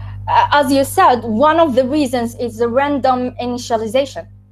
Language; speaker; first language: English; non-native, fluent; Arabic